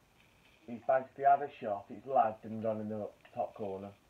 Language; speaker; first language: English; native; English